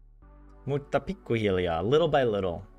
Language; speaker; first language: Finnish; non-native, learner; English